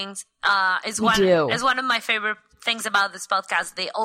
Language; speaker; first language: English; non-native, fluent; Spanish